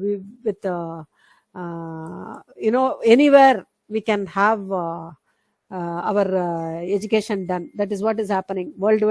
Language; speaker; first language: English; non-native, local second language; Tamil